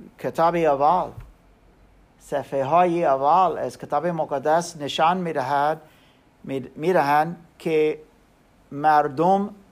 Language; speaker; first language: Persian; non-native, learner; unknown